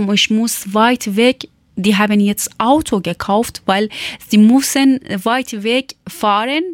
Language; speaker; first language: German; non-native, learner; Persian